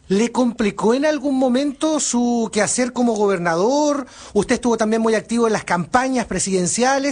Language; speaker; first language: Spanish; native; Spanish